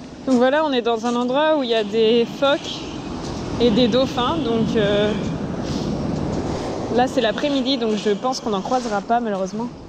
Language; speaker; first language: French; native; French